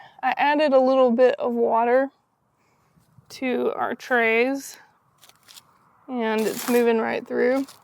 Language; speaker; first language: English; native; English